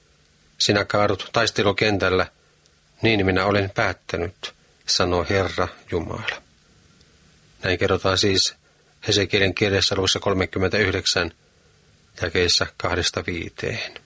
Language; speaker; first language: Finnish; native; Finnish